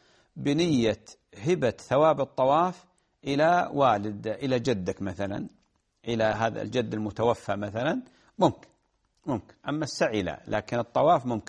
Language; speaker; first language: Arabic; native; Arabic